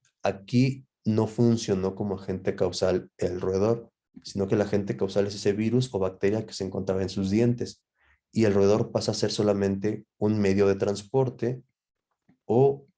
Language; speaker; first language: Spanish; native; Spanish